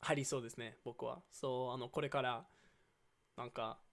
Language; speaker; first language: Japanese; non-native, learner; English